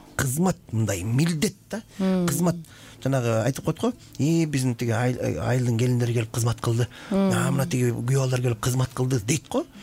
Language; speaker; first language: Kyrgyz; native; Kyrgyz